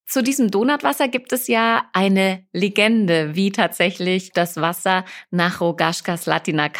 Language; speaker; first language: German; native; German